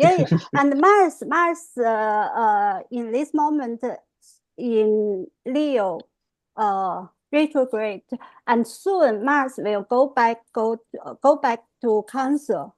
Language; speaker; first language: English; non-native, fluent; Chinese